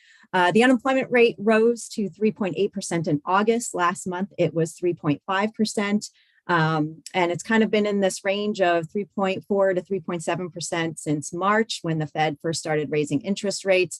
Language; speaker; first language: English; native; English